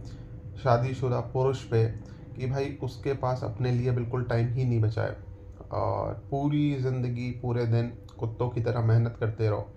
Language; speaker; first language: Hindi; native; Hindi